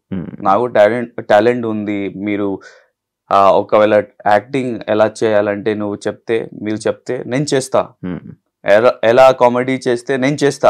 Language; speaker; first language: Telugu; non-native, learner; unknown